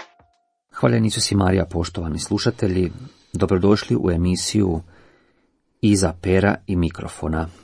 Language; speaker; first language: Croatian; native; Croatian